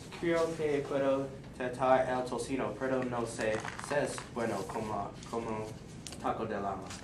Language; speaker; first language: Spanish; non-native, learner; English